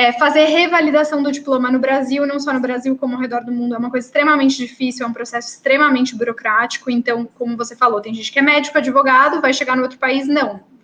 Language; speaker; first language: Portuguese; native; Portuguese